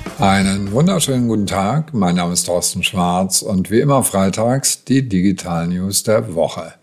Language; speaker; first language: German; native; German